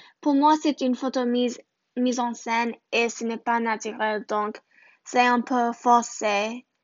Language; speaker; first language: French; non-native, learner; English